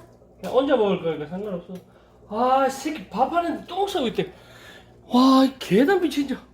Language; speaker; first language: Korean; native; Korean